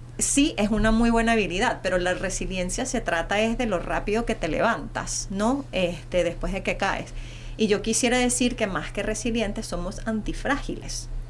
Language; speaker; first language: Spanish; early bilingual, heritage; Spanish